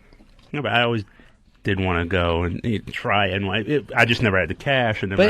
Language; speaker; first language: English; native; English